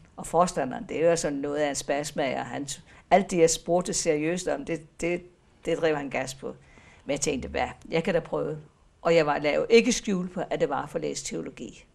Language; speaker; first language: Danish; native; Danish